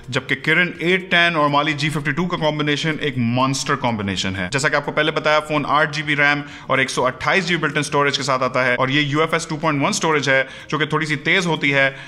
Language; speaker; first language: Urdu; native; Urdu